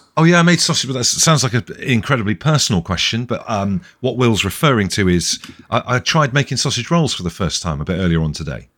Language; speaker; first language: English; native; English